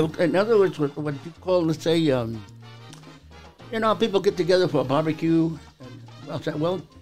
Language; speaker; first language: English; early bilingual, other home language; Spanish